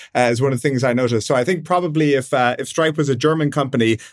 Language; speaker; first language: English; native; English